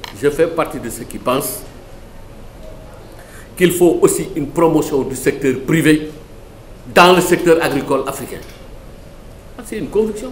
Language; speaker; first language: French; non-native, local second language; Wolof